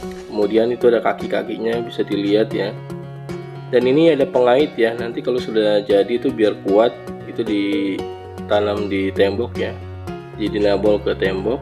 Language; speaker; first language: Indonesian; native; Indonesian